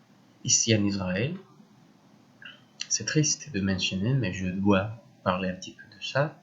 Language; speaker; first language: French; non-native, learner; Spanish